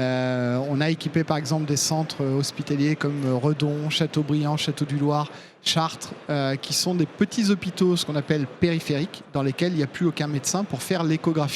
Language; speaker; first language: French; native; French